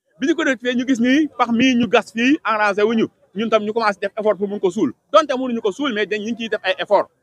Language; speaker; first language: Wolof; native; Wolof